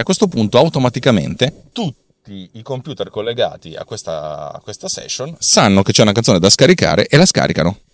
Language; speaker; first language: Italian; native; Italian